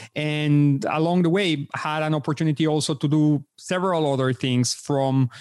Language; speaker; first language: English; non-native, fluent; Spanish